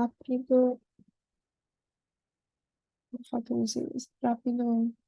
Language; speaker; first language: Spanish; non-native, learner; Korean